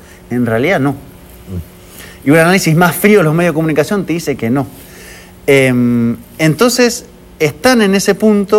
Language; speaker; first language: Spanish; native; Spanish